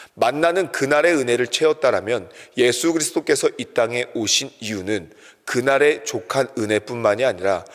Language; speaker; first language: Korean; native; Korean